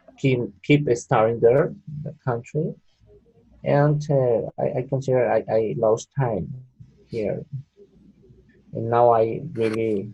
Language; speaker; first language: English; non-native, learner; Spanish